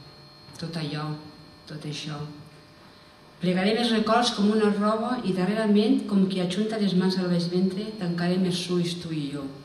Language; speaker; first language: Catalan; native; Catalan